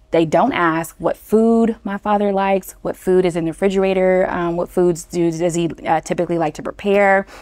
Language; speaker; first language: English; native; English